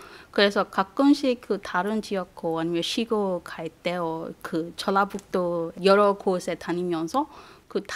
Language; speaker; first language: Korean; non-native, fluent; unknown